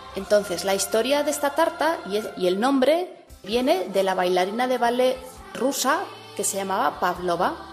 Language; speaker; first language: Spanish; native; Spanish